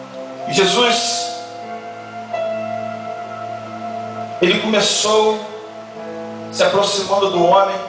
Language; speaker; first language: Portuguese; native; Portuguese